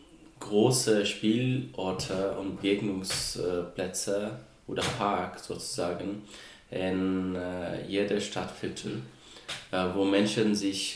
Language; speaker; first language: German; non-native, fluent; Persian